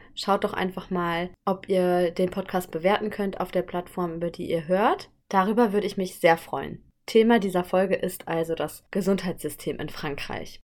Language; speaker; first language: German; native; German